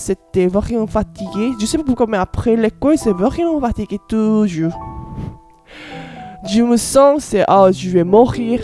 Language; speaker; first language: French; non-native, learner; Korean